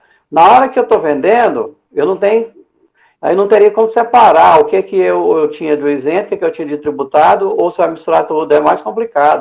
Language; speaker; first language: Portuguese; native; Portuguese